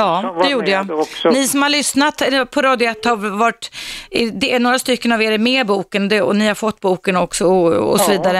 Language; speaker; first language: Swedish; native; Swedish